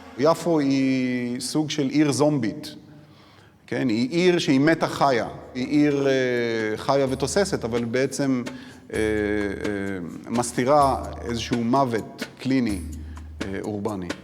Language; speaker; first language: Hebrew; native; Hebrew